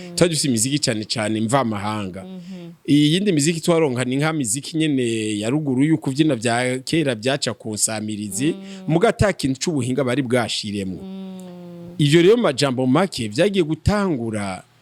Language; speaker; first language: Rundi; native; Rundi